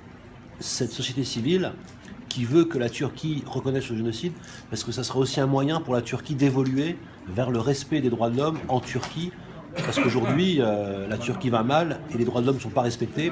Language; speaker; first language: French; native; French